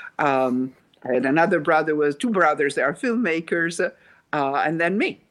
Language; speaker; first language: English; non-native, fluent; Italian